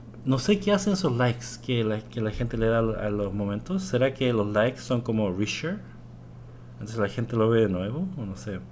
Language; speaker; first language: Spanish; non-native, fluent; Korean